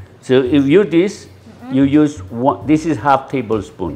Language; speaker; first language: English; non-native, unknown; Indonesian